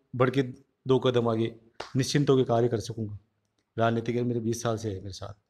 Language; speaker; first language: Hindi; native; Hindi